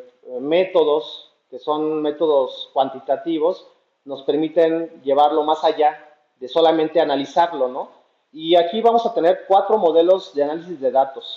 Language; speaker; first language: Spanish; native; Spanish